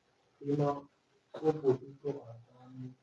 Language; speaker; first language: Italian; non-native, learner; French